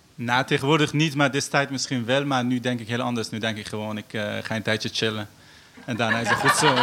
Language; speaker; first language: Dutch; non-native, fluent; Persian